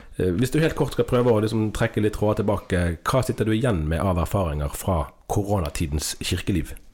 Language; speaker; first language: Norwegian; native; Norwegian